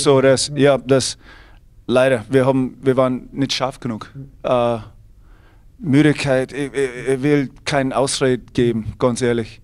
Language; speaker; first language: German; non-native, fluent; English